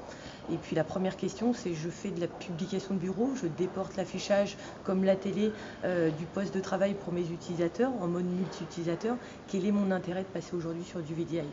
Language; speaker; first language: French; native; French